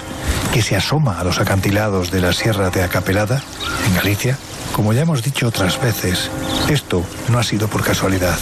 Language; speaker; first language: Spanish; native; Spanish